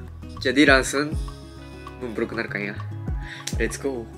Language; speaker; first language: Indonesian; non-native, fluent; Japanese